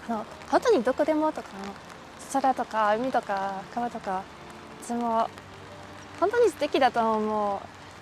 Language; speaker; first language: Japanese; non-native, fluent; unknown